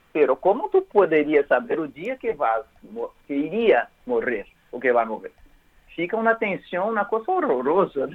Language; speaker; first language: Spanish; non-native, learner; Portuguese